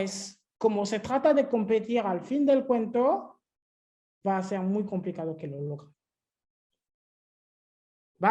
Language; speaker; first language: Spanish; non-native, fluent; French